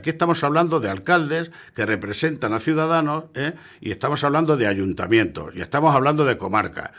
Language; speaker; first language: Spanish; native; Spanish